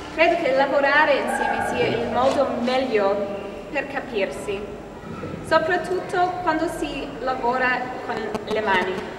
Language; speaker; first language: Italian; non-native, fluent; English